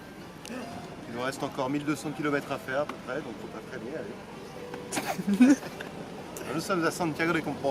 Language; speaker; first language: French; native; French